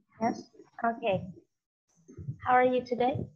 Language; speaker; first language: English; non-native, fluent; Vietnamese